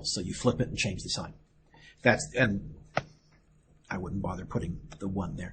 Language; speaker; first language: English; native; English